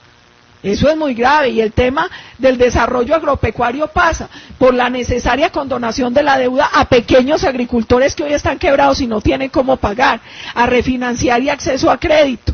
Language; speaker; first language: Spanish; native; Spanish